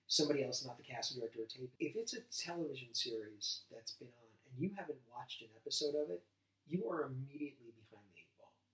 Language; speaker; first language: English; native; English